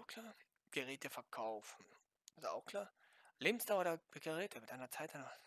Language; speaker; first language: German; native; German